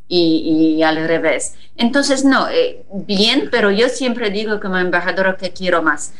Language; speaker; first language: Spanish; non-native, fluent; Polish